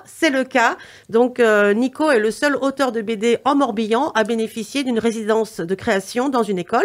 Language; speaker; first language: French; native; French